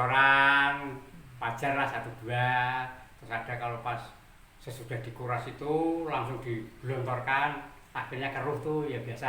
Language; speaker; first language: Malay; non-native, local second language; Javanese